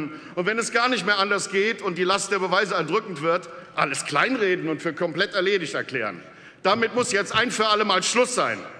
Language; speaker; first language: German; native; German